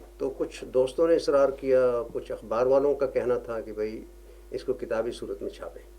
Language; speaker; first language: Urdu; non-native, local second language; Northern Hindko